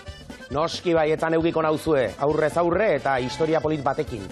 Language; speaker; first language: Basque; native; Basque